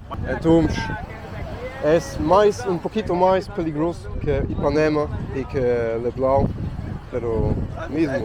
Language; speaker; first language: Portuguese; non-native, learner; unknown